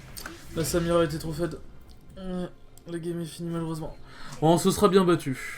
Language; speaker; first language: French; native; French